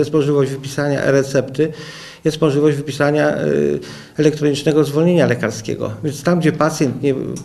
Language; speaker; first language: Polish; native; Polish